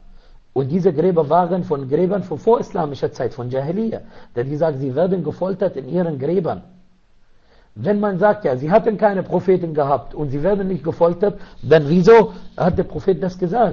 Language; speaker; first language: German; non-native, learner; Arabic